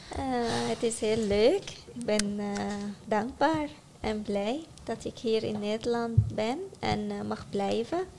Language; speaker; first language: Dutch; non-native, learner; Arabic